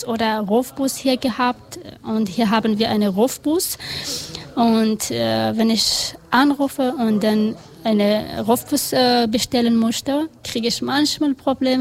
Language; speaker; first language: German; non-native, learner; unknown